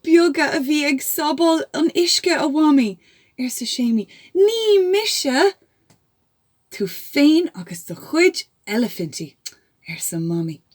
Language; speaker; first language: Irish; native; Irish